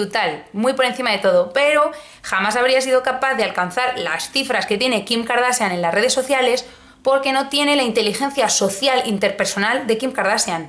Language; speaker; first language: Spanish; native; Spanish